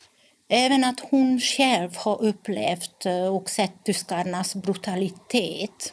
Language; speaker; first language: Swedish; non-native, fluent; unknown